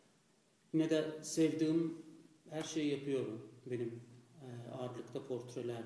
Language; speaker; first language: Turkish; non-native, fluent; Azerbaijani